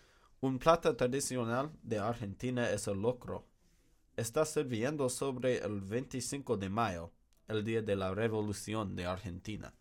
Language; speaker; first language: Spanish; non-native, learner; English